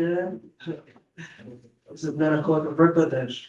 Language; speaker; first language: English; native; English